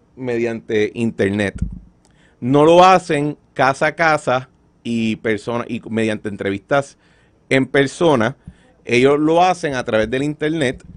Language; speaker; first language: Spanish; native; Spanish